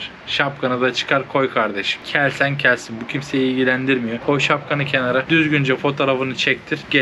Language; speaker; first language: Turkish; native; Turkish